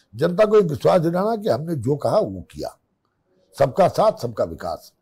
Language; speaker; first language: Hindi; native; Hindi